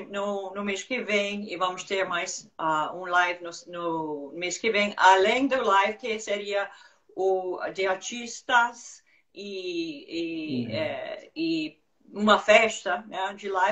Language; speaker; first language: Portuguese; non-native, fluent; English